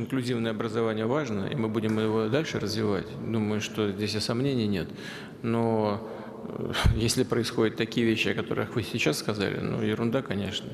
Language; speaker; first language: Russian; native; Russian